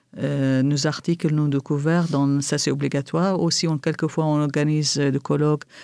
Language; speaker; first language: French; non-native, fluent; Kurdish